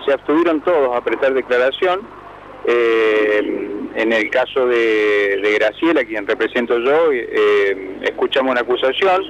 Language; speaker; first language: Spanish; native; Spanish